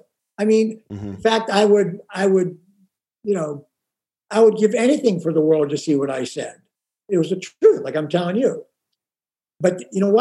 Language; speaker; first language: English; native; English